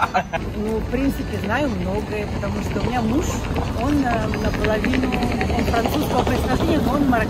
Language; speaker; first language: Russian; native; Russian